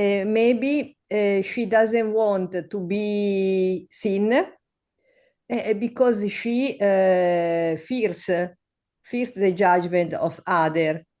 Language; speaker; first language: English; non-native, learner; Italian